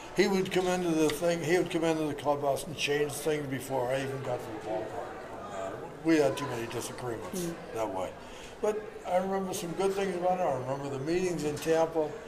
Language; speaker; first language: English; native; English